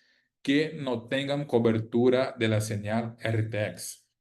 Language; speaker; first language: Spanish; non-native, fluent; Portuguese